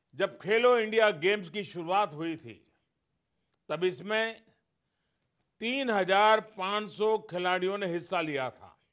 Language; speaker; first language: Hindi; non-native, local second language; Gujarati